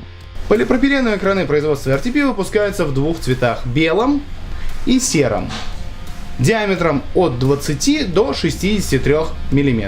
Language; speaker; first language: Russian; native; Russian